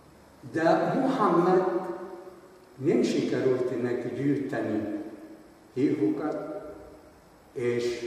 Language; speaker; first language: Hungarian; non-native, fluent; Arabic